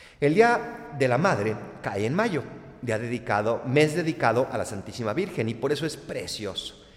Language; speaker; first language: Spanish; native; Spanish